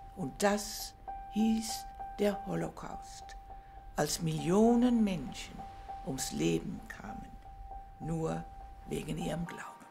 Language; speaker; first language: German; early bilingual, heritage; German